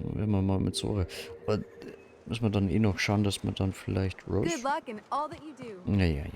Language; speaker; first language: German; native; German